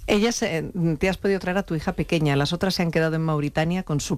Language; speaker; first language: Spanish; native; Spanish